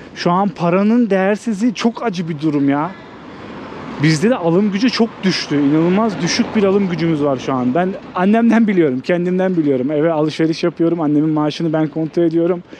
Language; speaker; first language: Turkish; native; Turkish